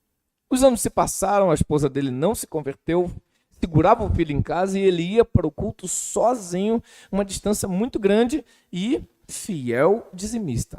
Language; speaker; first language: Portuguese; native; Portuguese